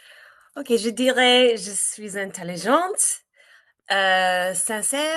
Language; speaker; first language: French; non-native, learner; English